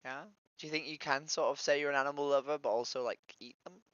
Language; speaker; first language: English; native; English